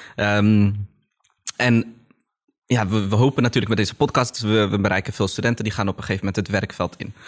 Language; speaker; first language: Dutch; early bilingual, other home language; Arabic